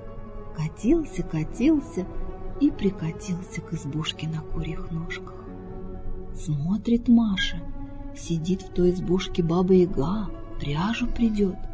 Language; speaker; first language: Russian; native; Russian